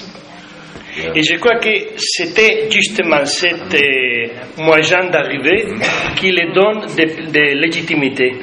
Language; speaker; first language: French; non-native, fluent; Spanish